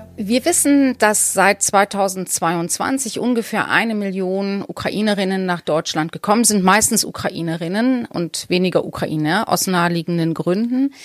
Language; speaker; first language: German; native; German